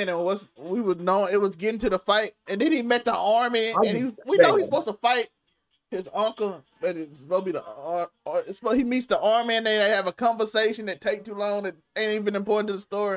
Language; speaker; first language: English; native; English